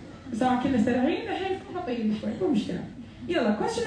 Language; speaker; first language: Arabic; native; Arabic